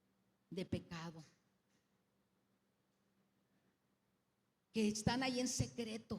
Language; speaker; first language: Spanish; native; Spanish